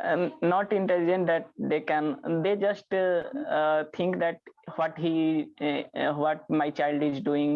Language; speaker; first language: English; non-native, learner; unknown